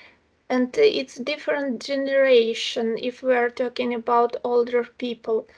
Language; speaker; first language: English; non-native, fluent; Ukrainian